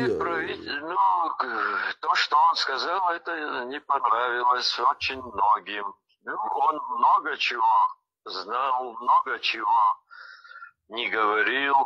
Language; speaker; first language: Russian; non-native, local second language; Abkhazian